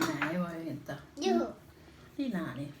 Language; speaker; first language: Swedish; non-native, learner; Thai